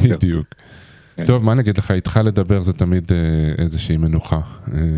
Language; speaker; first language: Hebrew; native; Hebrew